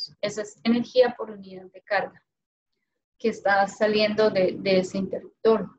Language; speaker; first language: Spanish; native; Spanish